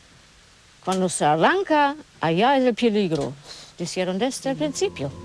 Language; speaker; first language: Spanish; early bilingual, other home language; German